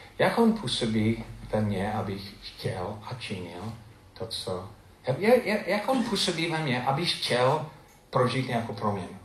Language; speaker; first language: Czech; non-native, fluent; English